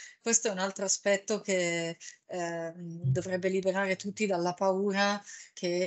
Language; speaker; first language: Italian; native; Italian